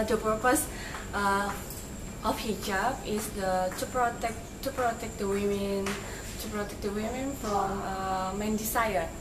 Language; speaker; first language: English; non-native, learner; Indonesian